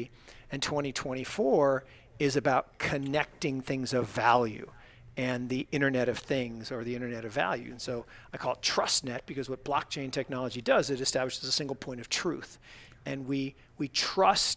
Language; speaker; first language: English; native; English